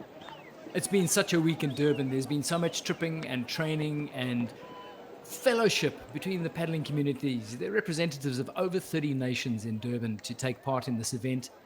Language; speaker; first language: English; native; English